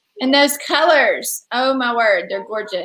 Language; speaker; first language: English; native; English